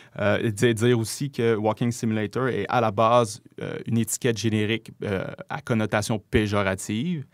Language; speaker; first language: French; native; French